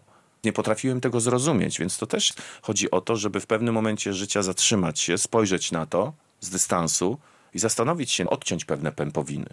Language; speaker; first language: Polish; native; Polish